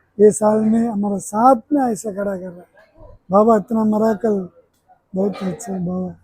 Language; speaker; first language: Hindi; non-native, local second language; Tamil